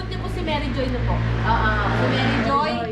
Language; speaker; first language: Filipino; native; Filipino